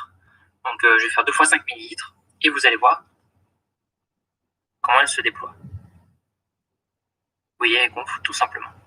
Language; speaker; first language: French; native; French